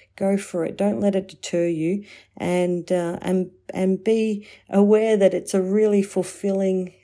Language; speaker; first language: English; native; English